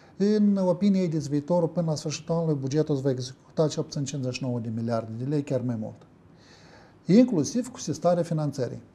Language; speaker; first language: Romanian; native; Romanian